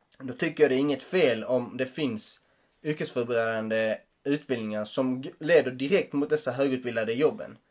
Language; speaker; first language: Swedish; native; Swedish